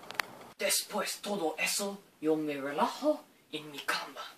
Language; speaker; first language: Spanish; non-native, learner; English